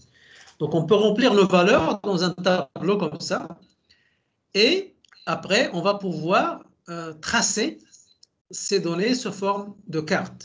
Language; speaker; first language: French; native; French